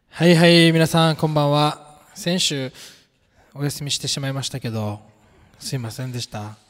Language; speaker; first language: Japanese; native; Japanese